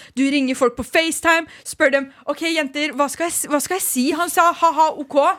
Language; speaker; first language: Norwegian; early bilingual, other home language; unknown